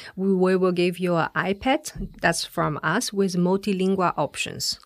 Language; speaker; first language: English; non-native, fluent; Chinese